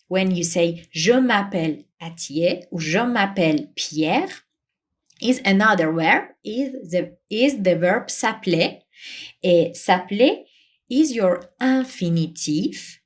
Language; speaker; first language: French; non-native, fluent; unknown